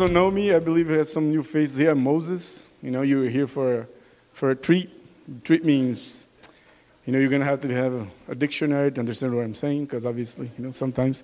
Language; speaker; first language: English; non-native, learner; Portuguese